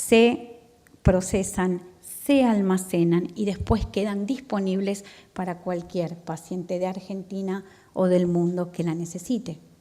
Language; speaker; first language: Spanish; native; Spanish